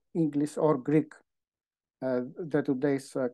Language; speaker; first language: English; non-native, fluent; Greek